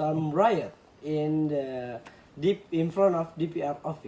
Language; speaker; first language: English; non-native, learner; Indonesian